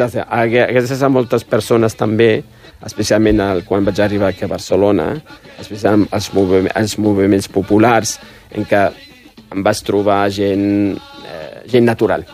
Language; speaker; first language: Catalan; early bilingual, other home language; Riffian